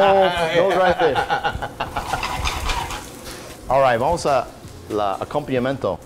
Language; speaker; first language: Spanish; non-native, learner; English